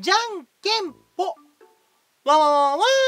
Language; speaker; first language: Japanese; native; Japanese